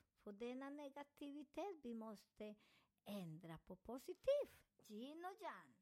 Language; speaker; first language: Swedish; non-native, fluent; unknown